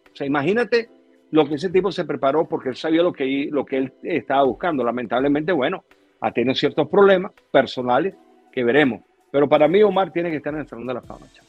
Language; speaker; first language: Spanish; native; Spanish